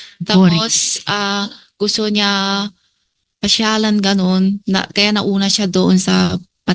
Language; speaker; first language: Filipino; early bilingual, other home language; Chinese